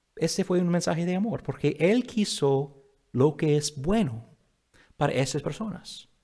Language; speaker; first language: Spanish; non-native, fluent; English